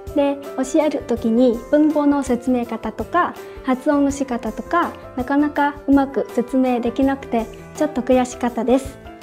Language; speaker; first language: Japanese; non-native, fluent; Vietnamese